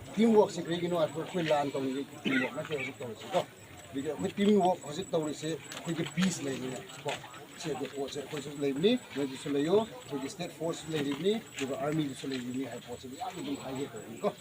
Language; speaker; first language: Manipuri; non-native, local second language; Rongmei Naga